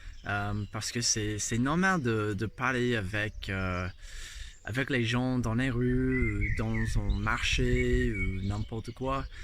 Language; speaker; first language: French; non-native, fluent; English